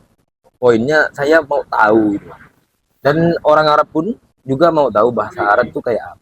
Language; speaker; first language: Indonesian; non-native, local second language; Madurese